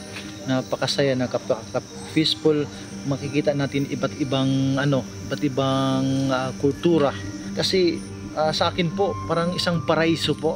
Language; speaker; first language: Filipino; non-native, local second language; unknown